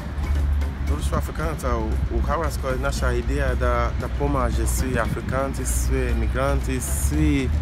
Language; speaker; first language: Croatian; non-native, learner; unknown